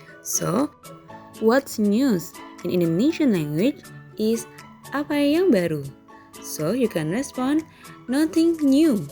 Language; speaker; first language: English; non-native, learner; Indonesian